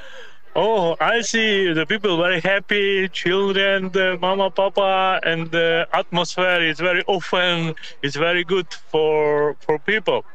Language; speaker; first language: English; non-native, learner; Ukrainian